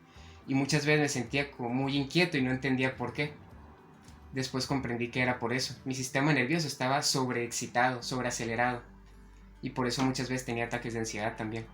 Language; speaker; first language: Spanish; native; Spanish